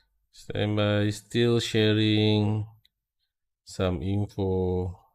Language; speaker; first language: English; non-native, local second language; Malay